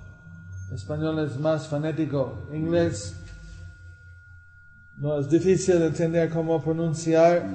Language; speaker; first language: Spanish; non-native, fluent; English